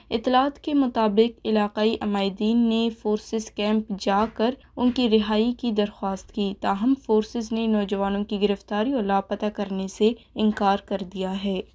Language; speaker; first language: Urdu; non-native, local second language; Baluchi